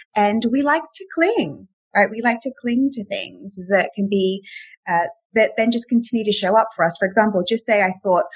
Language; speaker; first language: English; native; English